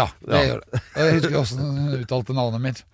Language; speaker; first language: Norwegian; native; Norwegian